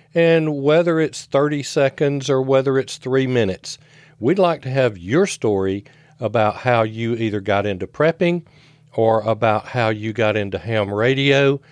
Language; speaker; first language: English; native; English